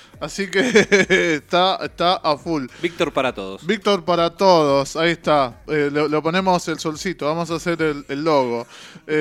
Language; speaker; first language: Spanish; native; Spanish